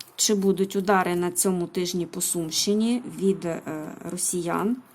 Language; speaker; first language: Ukrainian; non-native, local second language; Russian